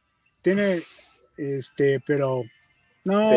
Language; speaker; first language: Spanish; non-native, learner; English